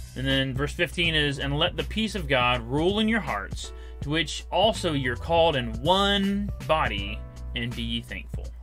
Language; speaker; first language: English; native; English